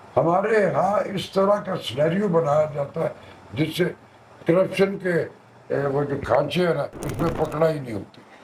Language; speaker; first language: Urdu; non-native, local second language; Punjabi